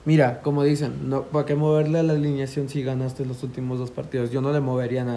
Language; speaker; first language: Spanish; native; Spanish